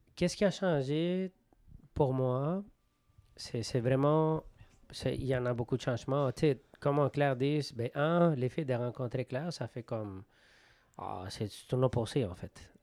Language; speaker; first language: French; non-native, fluent; Spanish